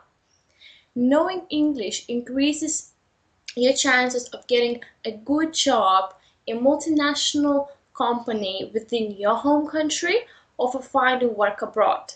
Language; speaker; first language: English; non-native, fluent; Lithuanian